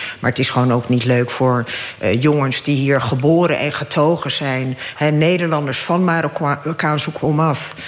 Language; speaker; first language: Dutch; early bilingual, other home language; Arabic